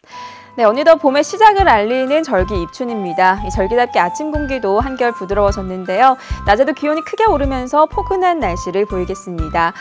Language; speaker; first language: Korean; native; Korean